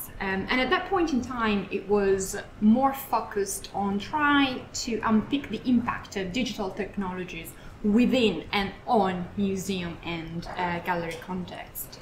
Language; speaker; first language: English; non-native, fluent; Italian